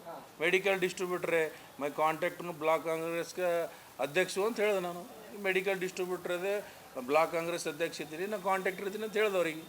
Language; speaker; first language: Kannada; native; Kannada